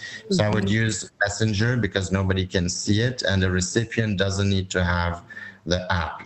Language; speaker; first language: English; non-native, fluent; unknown